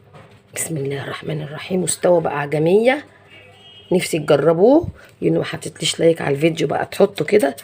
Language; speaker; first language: Arabic; native; Arabic